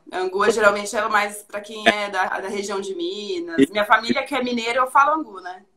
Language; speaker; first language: Portuguese; native; Portuguese